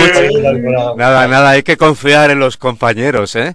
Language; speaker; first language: Spanish; native; Spanish